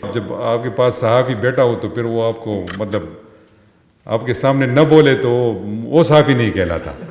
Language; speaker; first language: Urdu; non-native, local second language; Pashto